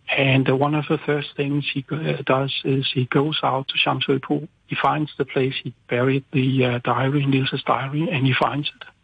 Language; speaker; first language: English; non-native, fluent; Danish